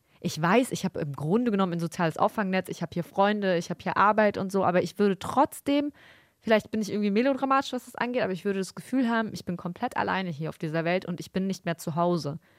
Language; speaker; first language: German; early bilingual, other home language; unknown